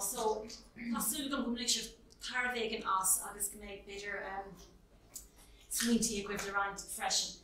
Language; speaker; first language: Irish; non-native, local second language; English